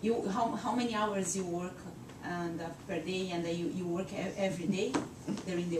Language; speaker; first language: English; non-native, learner; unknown